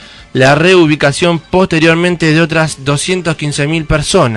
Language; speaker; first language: Spanish; native; Spanish